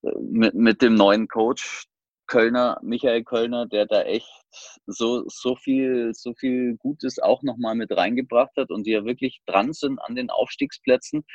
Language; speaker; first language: German; native; German